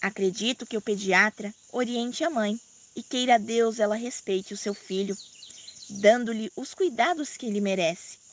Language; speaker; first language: Portuguese; native; Portuguese